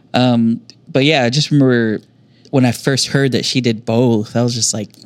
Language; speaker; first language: English; native; English